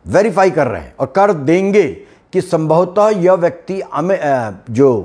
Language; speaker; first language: Hindi; native; Hindi